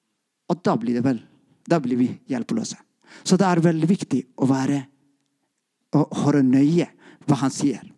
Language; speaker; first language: Norwegian; non-native, fluent; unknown